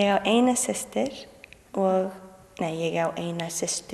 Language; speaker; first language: Icelandic; non-native, learner; English